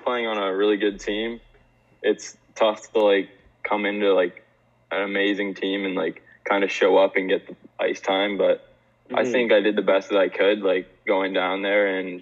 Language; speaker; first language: English; native; English